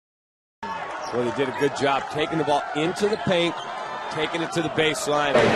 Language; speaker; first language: English; native; English